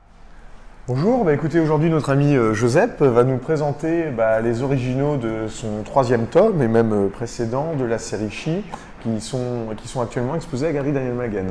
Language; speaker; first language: French; native; French